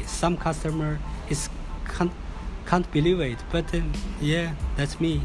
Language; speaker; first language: English; non-native, fluent; Chinese